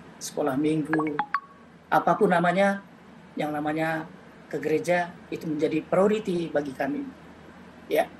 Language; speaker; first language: Indonesian; native; Indonesian